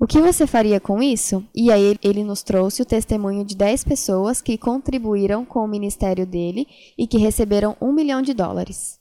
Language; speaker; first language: Portuguese; native; Portuguese